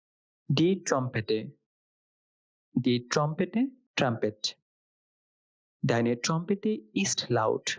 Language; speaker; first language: German; non-native, fluent; Bangla